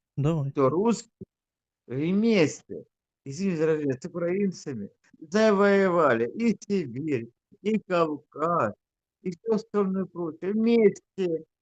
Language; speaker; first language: Russian; native; Russian